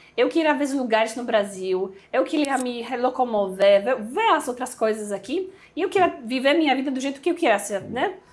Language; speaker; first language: Portuguese; non-native, fluent; Polish